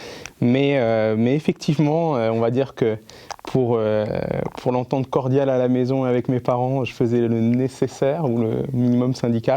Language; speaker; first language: French; native; French